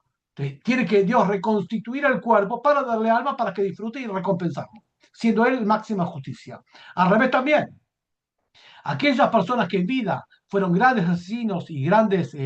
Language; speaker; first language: Spanish; native; Spanish